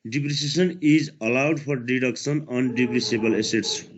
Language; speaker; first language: English; non-native, local second language; Nepali